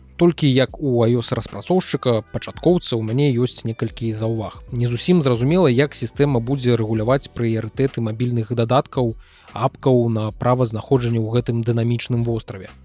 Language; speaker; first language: Belarusian; non-native, local second language; Russian